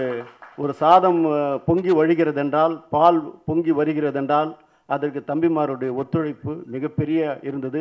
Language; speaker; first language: Tamil; native; Tamil